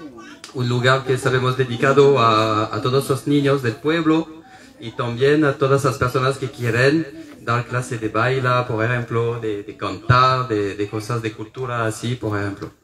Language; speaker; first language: Spanish; non-native, fluent; French